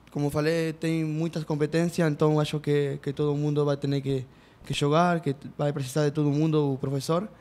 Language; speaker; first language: Portuguese; non-native, learner; Spanish